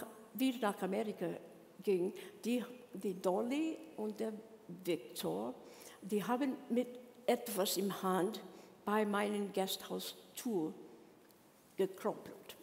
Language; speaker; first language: German; non-native, learner; English